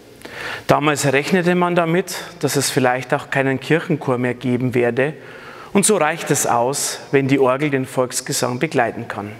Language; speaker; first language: German; native; German